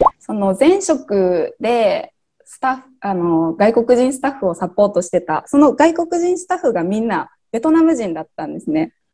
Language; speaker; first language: Japanese; native; Japanese